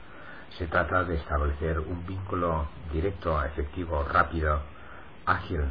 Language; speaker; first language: Spanish; native; Spanish